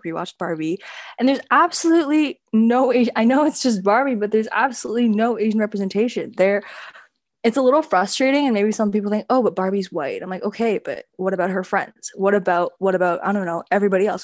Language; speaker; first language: English; native; English